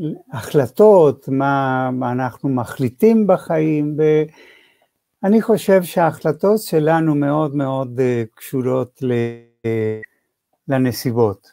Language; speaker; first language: Hebrew; non-native, fluent; Spanish